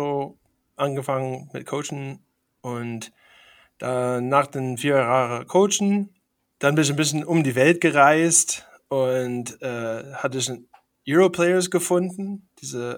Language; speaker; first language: German; non-native, fluent; English